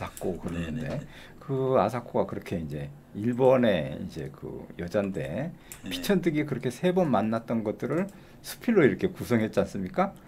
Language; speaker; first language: Korean; native; Korean